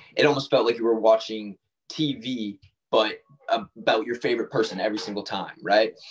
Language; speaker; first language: English; native; English